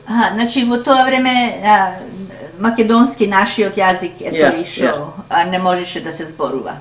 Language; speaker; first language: Macedonian; early bilingual, heritage; Macedonian